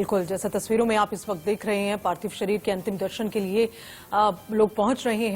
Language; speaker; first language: Hindi; native; Hindi